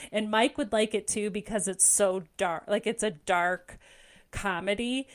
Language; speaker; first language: English; native; English